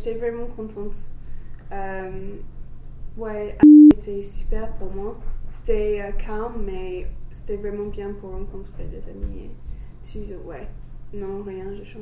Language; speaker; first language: French; non-native, learner; English